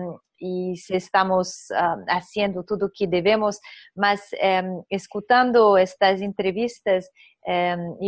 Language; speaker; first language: Spanish; non-native, fluent; Portuguese